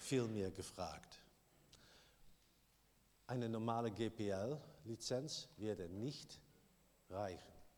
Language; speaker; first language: German; non-native, learner; Dutch